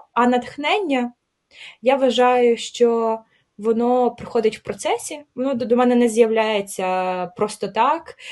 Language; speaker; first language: Ukrainian; native; Ukrainian